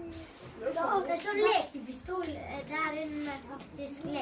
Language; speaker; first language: Norwegian; early bilingual, other home language; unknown